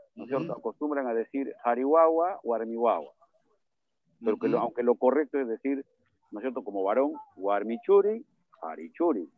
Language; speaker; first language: Spanish; native; Spanish